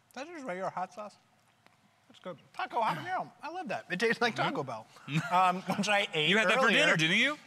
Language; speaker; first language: English; native; English